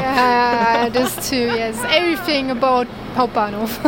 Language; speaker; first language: English; non-native, learner; Turkish